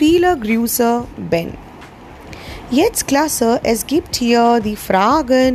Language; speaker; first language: German; non-native, fluent; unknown